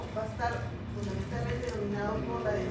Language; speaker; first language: Spanish; native; Spanish